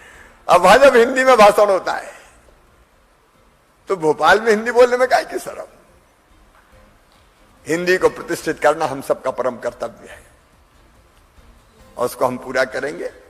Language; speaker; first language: Hindi; native; Hindi